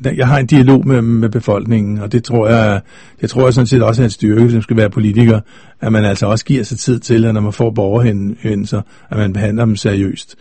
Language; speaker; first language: Danish; native; Danish